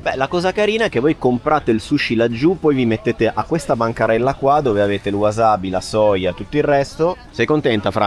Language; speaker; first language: Italian; native; Italian